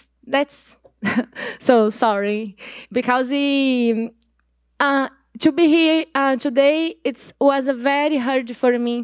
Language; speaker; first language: English; non-native, learner; Portuguese